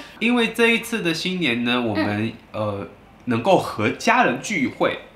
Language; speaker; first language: Chinese; native; Chinese